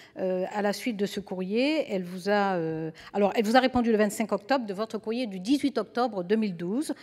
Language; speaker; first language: French; native; French